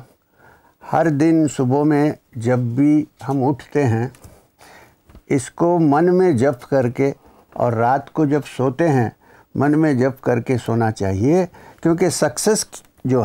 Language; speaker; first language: Hindi; non-native, local second language; Malayalam